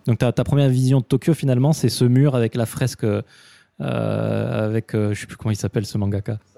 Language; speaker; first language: French; native; French